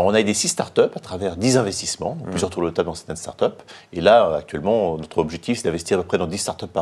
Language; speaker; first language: French; native; French